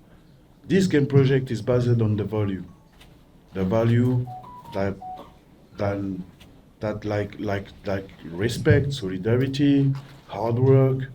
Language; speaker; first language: English; non-native, learner; French